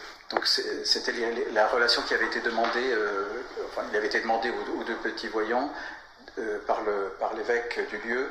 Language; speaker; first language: French; native; French